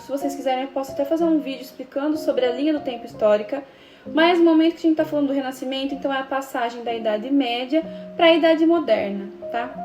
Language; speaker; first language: Portuguese; native; Portuguese